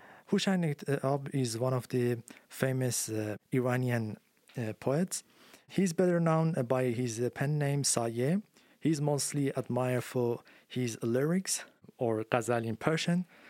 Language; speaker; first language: English; non-native, fluent; Persian